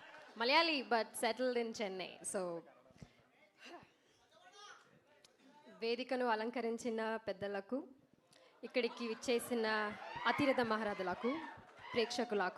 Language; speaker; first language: Telugu; non-native, learner; Malayalam